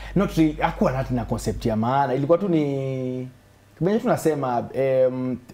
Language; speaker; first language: Swahili; native; Swahili